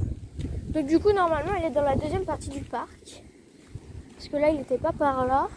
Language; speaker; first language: French; native; French